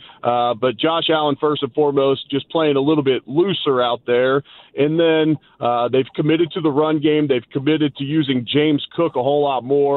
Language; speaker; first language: English; native; English